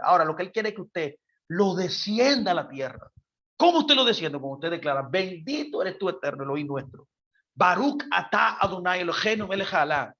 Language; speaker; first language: Spanish; native; Spanish